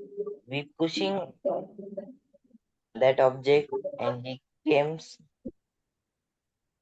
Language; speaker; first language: English; non-native, learner; Marathi